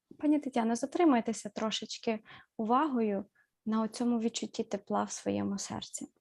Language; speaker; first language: Ukrainian; native; Ukrainian